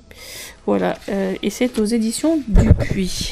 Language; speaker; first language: French; native; French